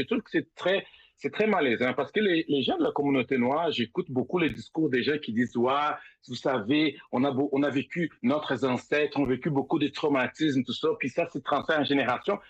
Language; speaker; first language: French; non-native, fluent; Portuguese